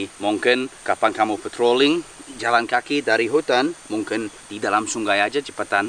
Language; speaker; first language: Indonesian; non-native, learner; English